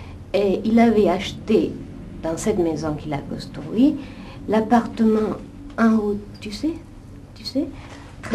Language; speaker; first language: French; non-native, fluent; Italian